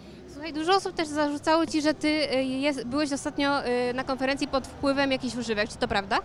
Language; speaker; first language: Polish; native; Polish